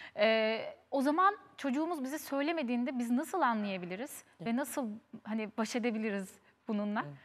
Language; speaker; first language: Turkish; early bilingual, heritage; Turkish